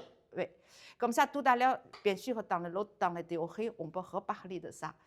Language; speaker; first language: French; non-native, learner; Chinese